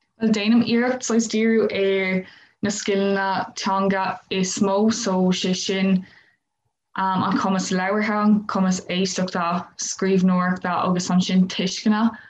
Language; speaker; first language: Irish; non-native, local second language; English